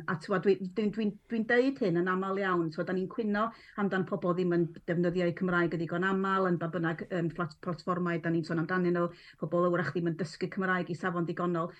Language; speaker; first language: Welsh; non-native, local second language; English